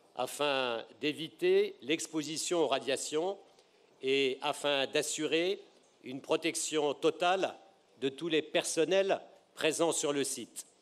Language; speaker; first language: French; native; French